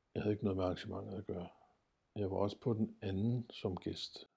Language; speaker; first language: Danish; native; Danish